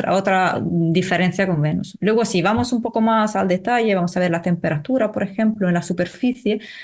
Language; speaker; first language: Spanish; non-native, fluent; Italian